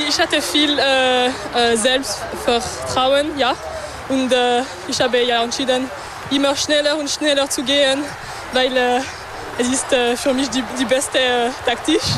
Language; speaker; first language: German; non-native, local second language; French